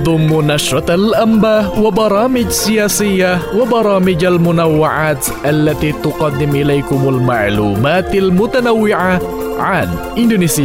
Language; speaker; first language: Arabic; non-native, fluent; Indonesian